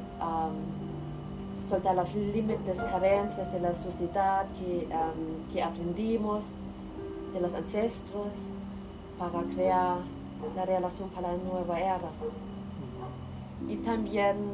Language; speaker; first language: Spanish; non-native, learner; German